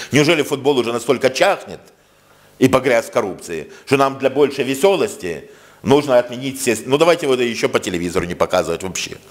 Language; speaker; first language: Russian; native; Russian